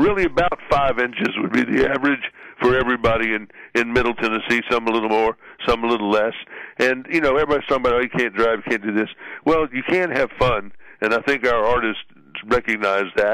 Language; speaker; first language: English; native; English